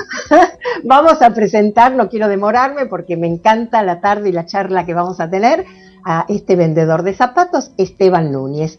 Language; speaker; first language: Spanish; native; Spanish